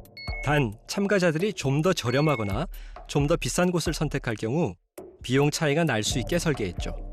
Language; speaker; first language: Korean; native; Korean